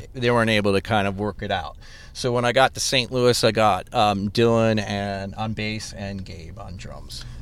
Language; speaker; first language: English; native; English